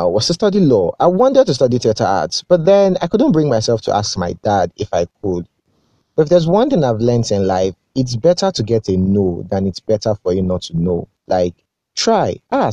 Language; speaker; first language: English; non-native, local second language; Yoruba